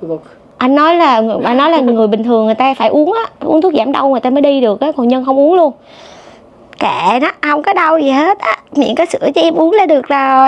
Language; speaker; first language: Vietnamese; native; Vietnamese